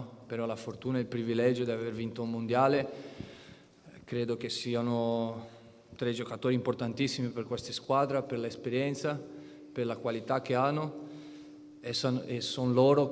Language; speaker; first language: Italian; non-native, fluent; Portuguese